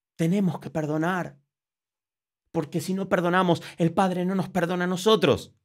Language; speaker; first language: Spanish; native; Spanish